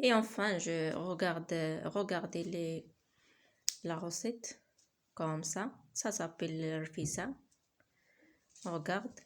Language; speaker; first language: French; non-native, learner; Arabic